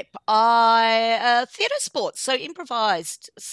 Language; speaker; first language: English; native; English